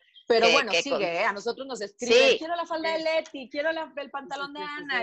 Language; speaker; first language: Spanish; native; Spanish